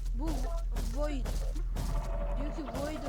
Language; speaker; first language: Turkish; native; Turkish